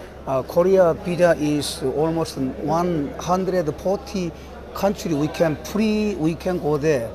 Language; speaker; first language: English; non-native, learner; Korean